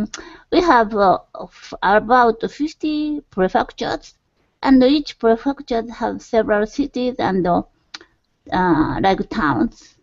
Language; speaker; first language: English; non-native, learner; Japanese